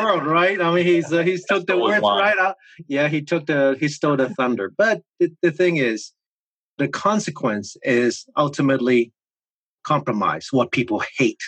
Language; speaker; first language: English; non-native, local second language; Cantonese